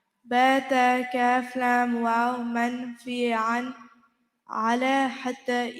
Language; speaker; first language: Arabic; non-native, learner; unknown